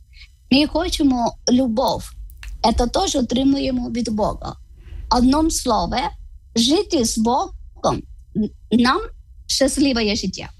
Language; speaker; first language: Ukrainian; non-native, learner; Malayalam